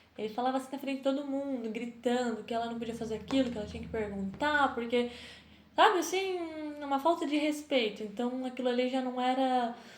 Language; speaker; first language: Portuguese; native; Portuguese